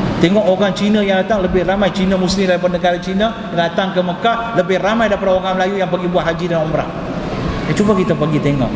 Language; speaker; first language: Malay; non-native, local second language; Tamil